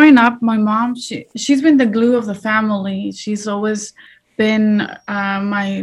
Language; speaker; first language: English; early bilingual, other home language; Spanish